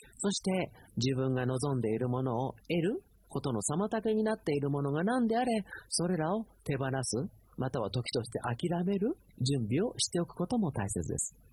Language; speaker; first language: Japanese; native; Japanese